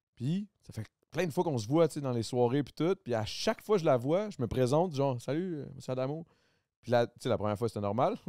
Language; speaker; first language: French; native; French